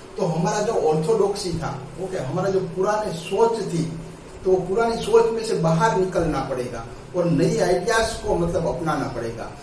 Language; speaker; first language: Hindi; non-native, local second language; Gujarati